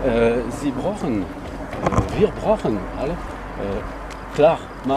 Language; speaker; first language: German; non-native, learner; French